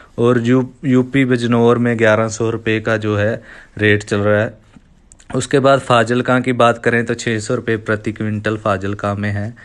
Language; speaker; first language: Hindi; non-native, local second language; Punjabi